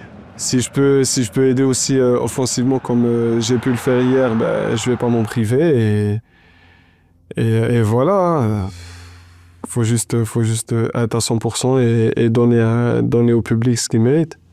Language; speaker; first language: French; non-native, local second language; Arabic